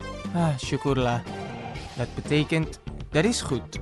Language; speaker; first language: Dutch; non-native, fluent; Indonesian